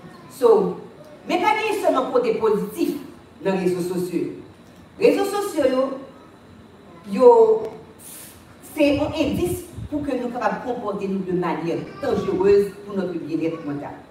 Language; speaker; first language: French; native; French